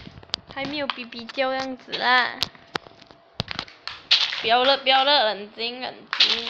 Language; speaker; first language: Chinese; native; Chinese